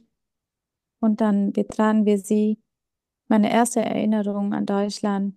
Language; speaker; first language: German; early bilingual, other home language; Vietnamese